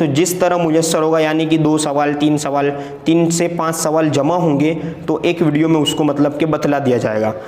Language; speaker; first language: Urdu; native; Urdu